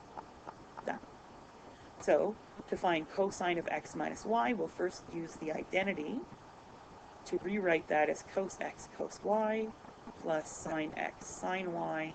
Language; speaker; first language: English; native; English